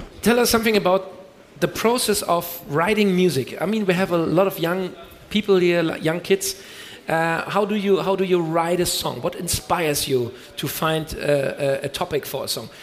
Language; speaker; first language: English; non-native, fluent; German